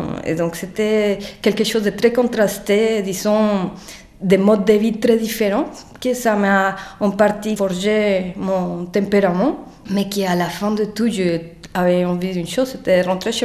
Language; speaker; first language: French; non-native, fluent; Spanish